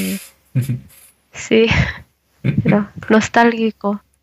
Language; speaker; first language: Spanish; non-native, learner; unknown